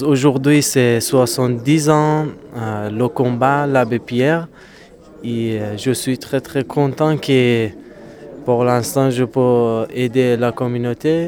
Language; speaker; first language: French; non-native, learner; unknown